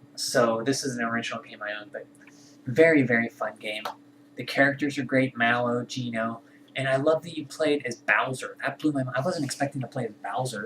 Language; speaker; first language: English; native; English